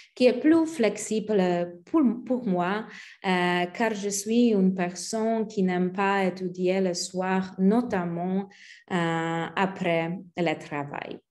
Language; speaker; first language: French; non-native, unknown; Polish